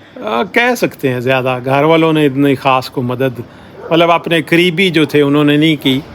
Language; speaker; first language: Urdu; non-native, local second language; Punjabi